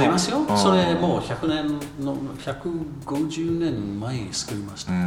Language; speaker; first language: Japanese; non-native, learner; English